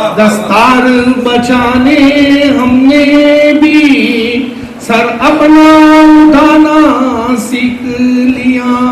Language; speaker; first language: Urdu; native; Urdu